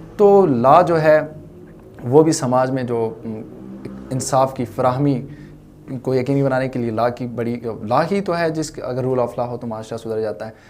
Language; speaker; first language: Urdu; non-native, local second language; Shina